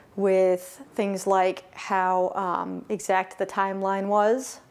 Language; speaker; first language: English; native; English